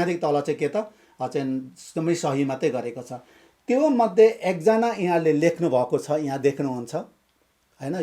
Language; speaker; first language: Nepali; non-native, local second language; Limbu